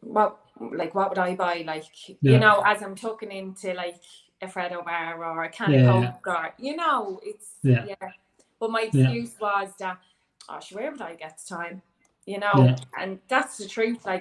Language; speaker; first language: English; native; English